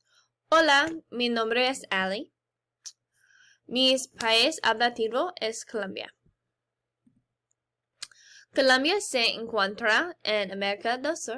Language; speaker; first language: Spanish; non-native, learner; English